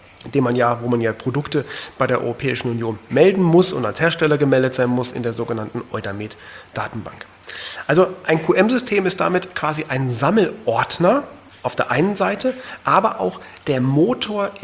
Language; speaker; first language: German; native; German